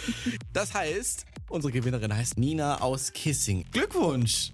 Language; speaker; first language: German; native; German